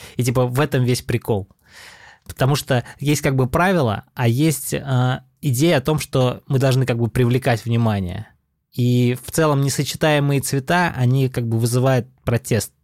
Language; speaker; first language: Russian; native; Russian